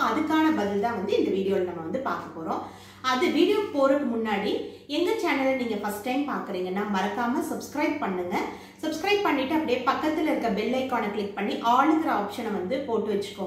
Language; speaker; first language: Tamil; native; Tamil